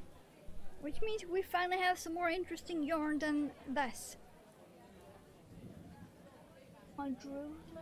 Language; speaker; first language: English; non-native, fluent; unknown